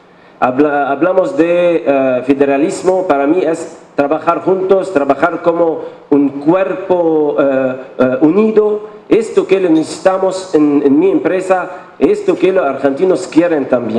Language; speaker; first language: Spanish; non-native, fluent; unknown